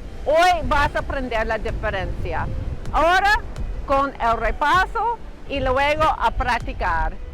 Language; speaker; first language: Spanish; non-native, fluent; English